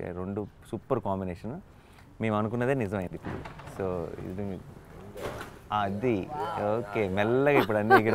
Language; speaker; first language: Telugu; native; Telugu